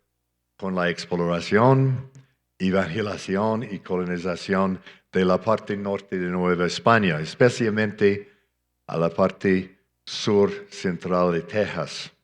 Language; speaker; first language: Spanish; non-native, fluent; English